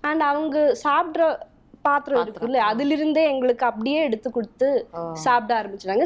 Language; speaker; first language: Tamil; non-native, local second language; Malayalam